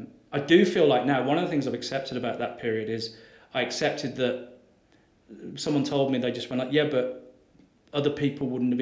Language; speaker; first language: English; native; English